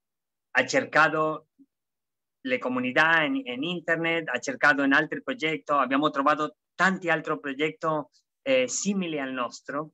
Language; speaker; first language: Italian; non-native, fluent; Spanish